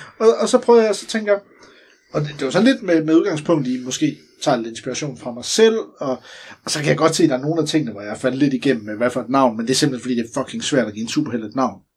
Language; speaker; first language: Danish; native; Danish